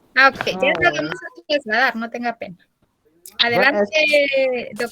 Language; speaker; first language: Spanish; native; Spanish